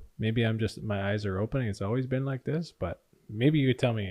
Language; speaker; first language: English; native; English